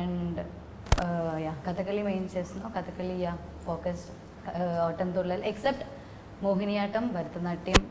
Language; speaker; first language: Telugu; non-native, learner; Malayalam